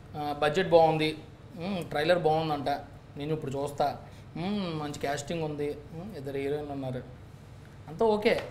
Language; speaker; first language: Telugu; native; Telugu